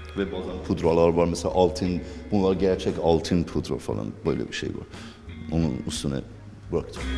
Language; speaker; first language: Turkish; non-native, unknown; Persian